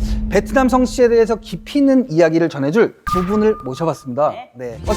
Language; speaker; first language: Korean; native; Korean